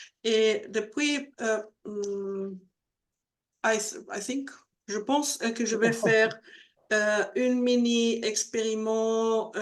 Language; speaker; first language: French; non-native, learner; Spanish